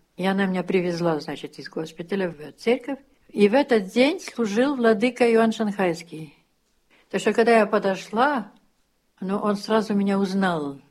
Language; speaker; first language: Russian; early bilingual, heritage; Russian